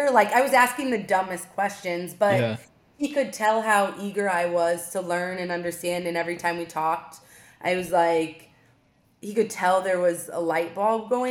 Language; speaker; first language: English; native; English